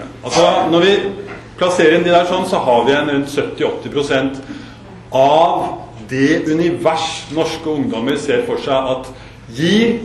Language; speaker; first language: Norwegian; native; Norwegian